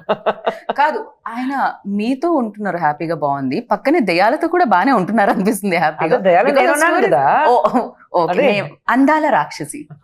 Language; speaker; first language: Telugu; native; Telugu